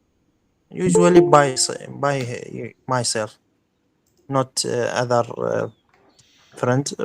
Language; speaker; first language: English; non-native, learner; Arabic